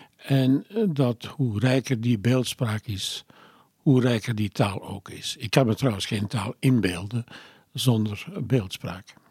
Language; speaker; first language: Dutch; non-native, local second language; French